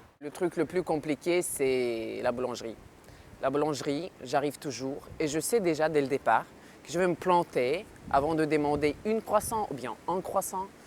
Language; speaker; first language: French; non-native, fluent; Ukrainian